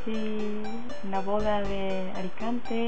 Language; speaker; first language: Spanish; non-native, learner; Japanese